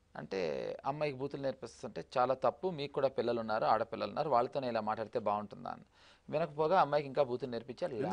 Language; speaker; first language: Telugu; native; Telugu